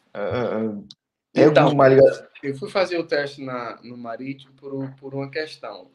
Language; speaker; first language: Portuguese; native; Portuguese